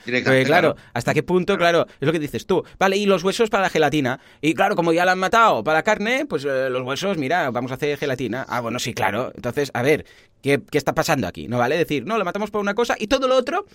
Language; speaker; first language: Spanish; native; Spanish